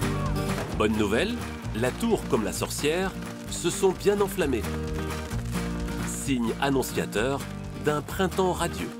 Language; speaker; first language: French; native; French